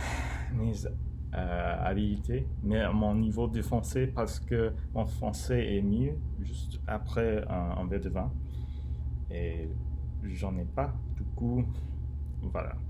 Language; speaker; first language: French; non-native, learner; English